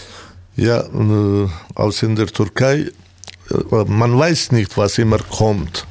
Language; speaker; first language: German; non-native, learner; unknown